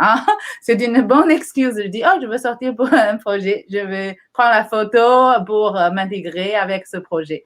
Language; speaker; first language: French; non-native, fluent; Chinese